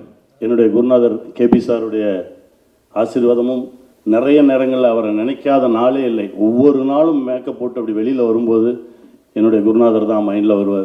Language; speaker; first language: Tamil; native; Tamil